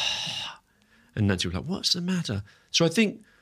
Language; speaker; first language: English; native; English